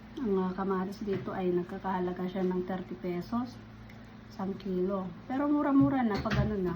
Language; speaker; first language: Filipino; non-native, local second language; Iloko